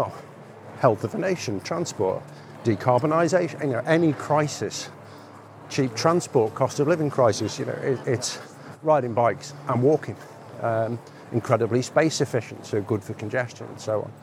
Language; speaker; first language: English; native; English